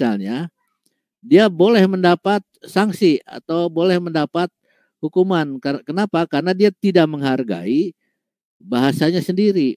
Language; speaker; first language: Indonesian; native; Indonesian